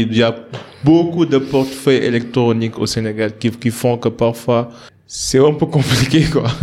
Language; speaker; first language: French; non-native, local second language; Wolof